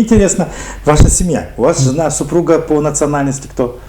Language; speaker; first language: Russian; native; Russian